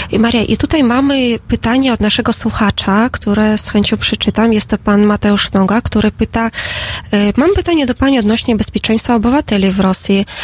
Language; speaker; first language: Polish; non-native, fluent; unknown